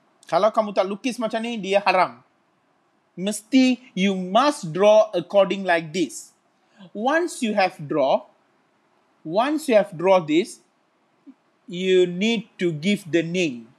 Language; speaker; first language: English; non-native, local second language; Malay